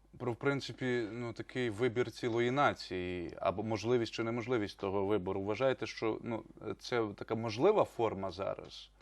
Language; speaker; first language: Ukrainian; native; Ukrainian